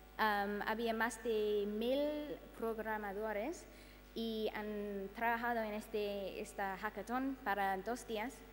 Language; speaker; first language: Spanish; non-native, fluent; English